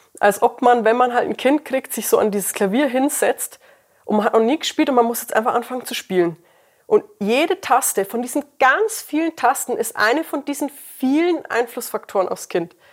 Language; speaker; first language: German; early bilingual, other home language; English